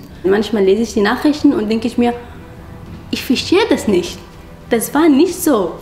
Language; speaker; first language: German; non-native, fluent; Arabic